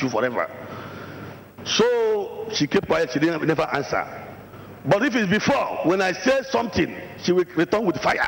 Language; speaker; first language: English; non-native, local second language; Igbo